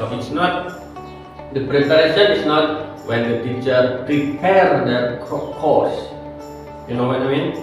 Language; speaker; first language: English; non-native, learner; Indonesian